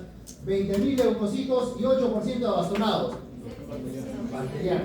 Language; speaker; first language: Spanish; native; Spanish